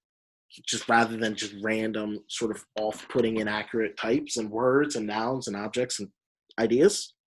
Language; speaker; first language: English; native; English